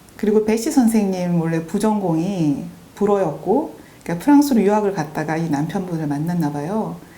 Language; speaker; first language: Korean; native; Korean